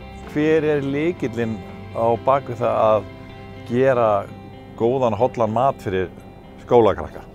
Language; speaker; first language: Icelandic; native; Icelandic